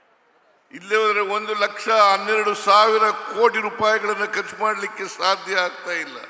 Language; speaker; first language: Kannada; native; Kannada